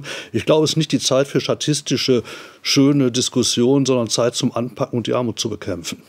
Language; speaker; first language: German; native; German